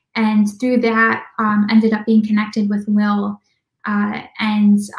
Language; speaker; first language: English; native; English